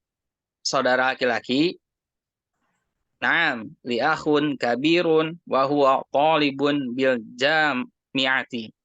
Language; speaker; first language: Arabic; non-native, learner; Indonesian